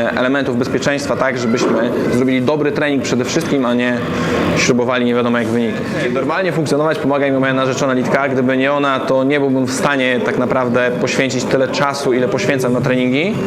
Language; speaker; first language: Polish; native; Polish